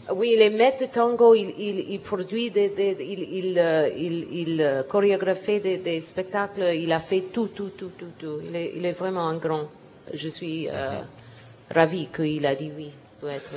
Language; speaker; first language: French; non-native, learner; English